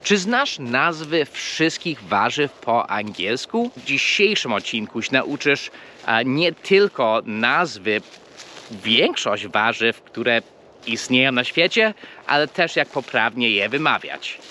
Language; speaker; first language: Polish; non-native, fluent; English